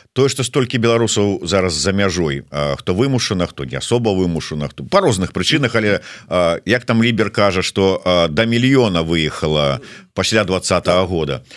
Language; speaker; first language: Belarusian; non-native, local second language; Russian